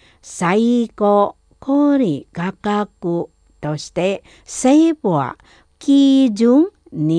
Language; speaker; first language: Japanese; non-native, fluent; Indonesian